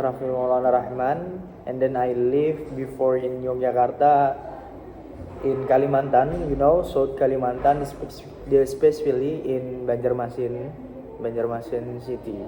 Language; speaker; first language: English; non-native, learner; Indonesian